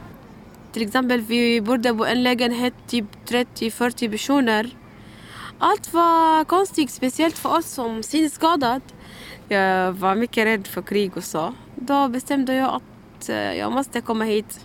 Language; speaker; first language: Swedish; non-native, learner; Arabic